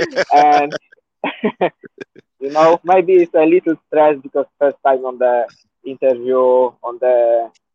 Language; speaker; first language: English; non-native, learner; Polish